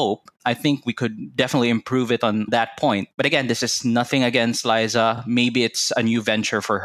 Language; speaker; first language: English; non-native, local second language; Cebuano